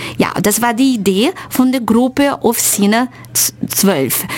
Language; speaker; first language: German; non-native, fluent; Portuguese